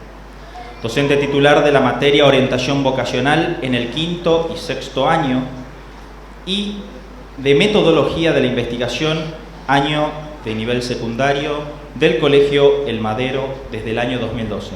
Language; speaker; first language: Spanish; native; Spanish